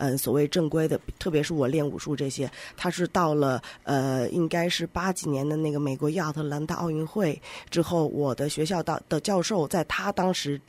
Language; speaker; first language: Chinese; native; Chinese